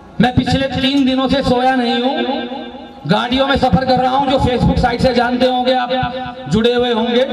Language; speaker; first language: Hindi; native; Hindi